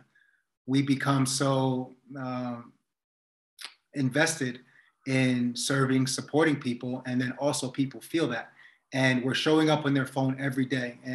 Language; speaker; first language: English; native; English